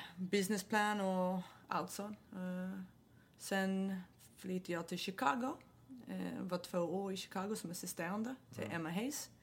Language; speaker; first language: Swedish; non-native, fluent; English